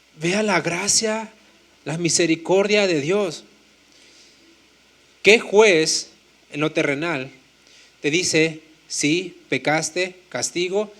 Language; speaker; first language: Spanish; native; Spanish